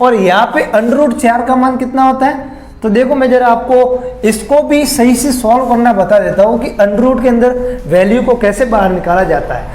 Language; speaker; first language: Hindi; native; Hindi